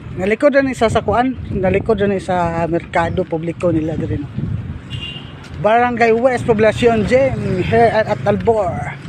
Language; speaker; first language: Cebuano; native; Cebuano